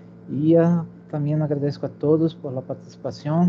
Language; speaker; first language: Spanish; non-native, fluent; Portuguese